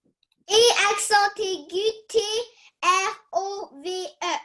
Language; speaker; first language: French; early bilingual, other home language; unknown